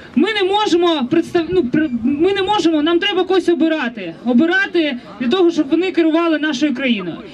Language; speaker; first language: Ukrainian; native; Ukrainian